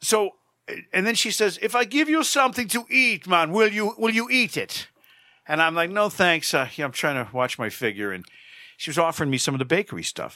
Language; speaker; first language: English; native; English